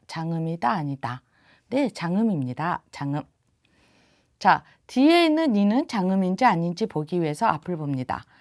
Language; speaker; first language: Korean; native; Korean